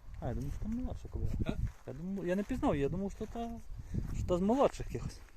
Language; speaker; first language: Ukrainian; native; Ukrainian